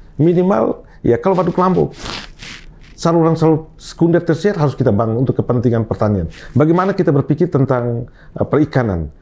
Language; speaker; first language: Indonesian; non-native, local second language; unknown